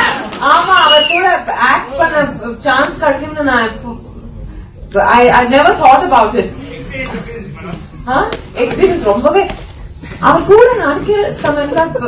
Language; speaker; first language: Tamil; non-native, fluent; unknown